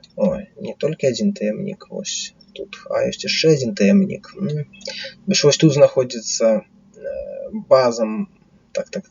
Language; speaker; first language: Belarusian; non-native, local second language; Russian